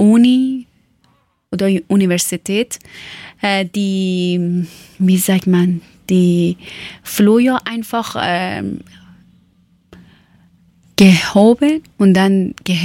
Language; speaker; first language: German; non-native, learner; Persian